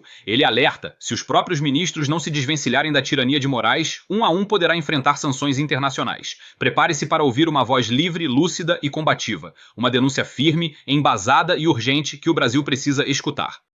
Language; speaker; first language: Portuguese; native; Portuguese